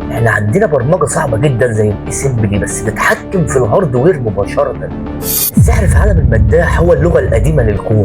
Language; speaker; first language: Arabic; native; Arabic